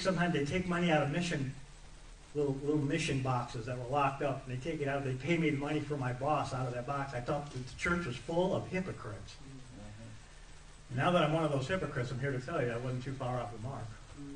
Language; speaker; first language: English; native; English